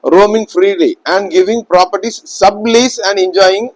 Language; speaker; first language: English; non-native, local second language; Tamil